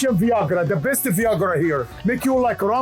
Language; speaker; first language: English; non-native, learner; Arabic